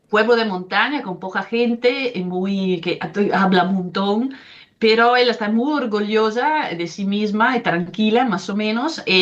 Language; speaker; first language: Spanish; non-native, fluent; Italian